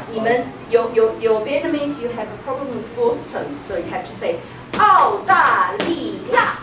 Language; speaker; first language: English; non-native, fluent; Chinese